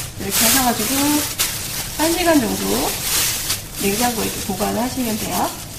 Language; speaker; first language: Korean; native; Korean